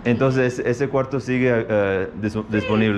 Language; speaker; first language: Spanish; non-native, fluent; English